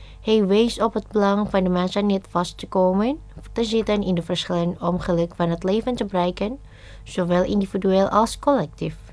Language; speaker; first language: Dutch; non-native, fluent; Indonesian